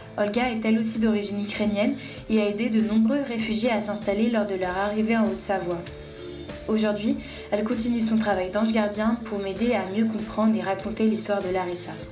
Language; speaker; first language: French; native; French